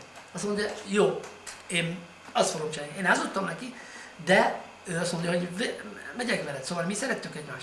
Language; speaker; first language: Hungarian; non-native, fluent; Arabic